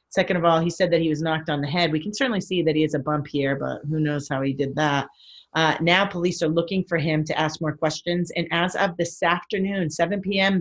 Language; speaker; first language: English; native; English